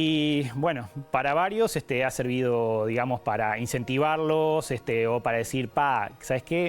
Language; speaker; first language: Spanish; native; Spanish